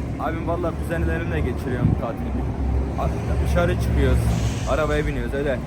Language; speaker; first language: Turkish; early bilingual, heritage; Turkish